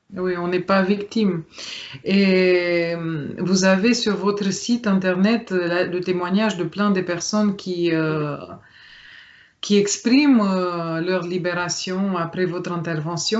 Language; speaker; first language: French; non-native, fluent; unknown